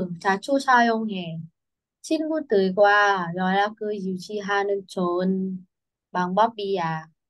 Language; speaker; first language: Korean; non-native, learner; Vietnamese